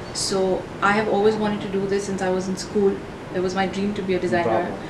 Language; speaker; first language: English; non-native, local second language; Hindi